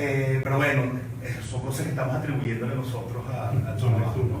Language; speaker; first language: Spanish; native; Spanish